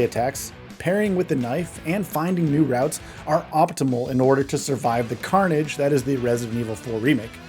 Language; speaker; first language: English; native; English